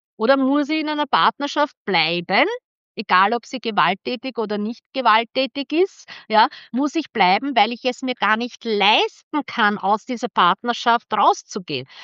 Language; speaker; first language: German; early bilingual, other home language; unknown